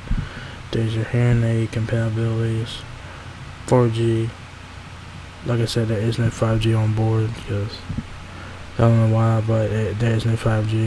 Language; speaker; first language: English; native; English